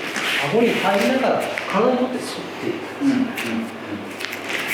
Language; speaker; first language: Japanese; native; Japanese